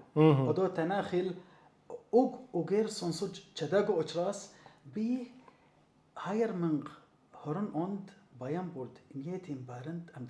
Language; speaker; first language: Mongolian; non-native, learner; Arabic